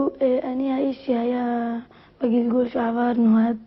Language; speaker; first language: Hebrew; non-native, local second language; Arabic